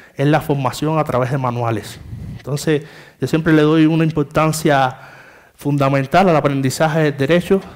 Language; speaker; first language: Spanish; native; Spanish